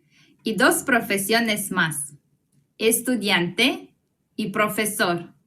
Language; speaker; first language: Spanish; non-native, fluent; Russian